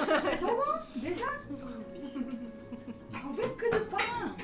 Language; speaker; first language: French; non-native, learner; Japanese